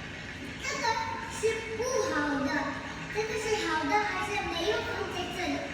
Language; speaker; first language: Chinese; non-native, learner; Hebrew